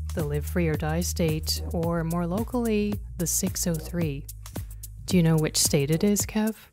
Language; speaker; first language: English; native; English